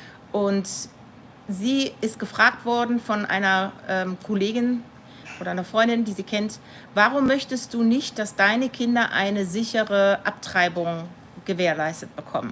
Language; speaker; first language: German; native; German